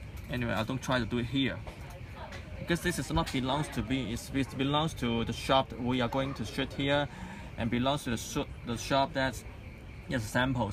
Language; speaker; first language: English; non-native, local second language; Cantonese